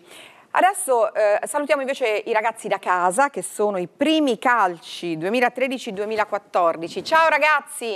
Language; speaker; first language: Italian; native; Italian